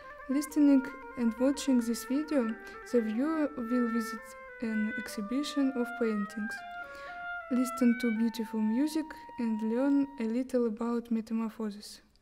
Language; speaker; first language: English; non-native, learner; Russian